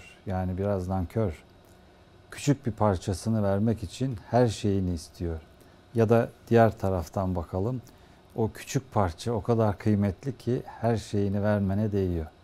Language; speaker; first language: Turkish; native; Turkish